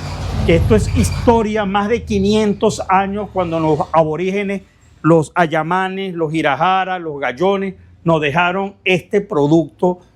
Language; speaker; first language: Spanish; native; Spanish